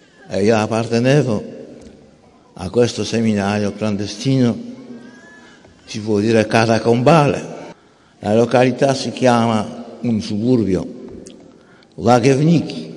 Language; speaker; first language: Italian; non-native, fluent; Polish